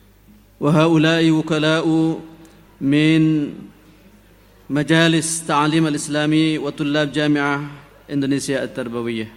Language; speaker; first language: Arabic; non-native, fluent; Indonesian